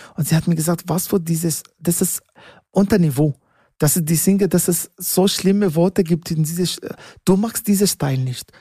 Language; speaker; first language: German; non-native, learner; Arabic